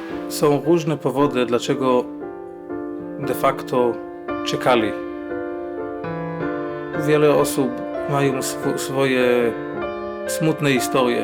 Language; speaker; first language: Polish; non-native, fluent; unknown